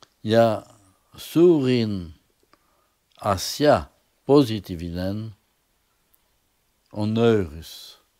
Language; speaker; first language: Finnish; non-native, fluent; French